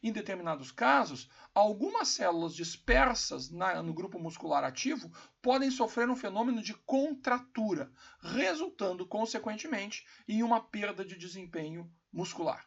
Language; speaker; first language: Portuguese; native; Portuguese